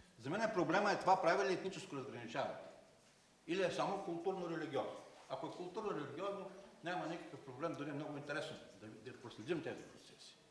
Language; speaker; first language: Bulgarian; native; Bulgarian